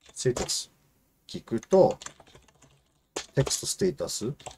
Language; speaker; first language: Japanese; non-native, fluent; English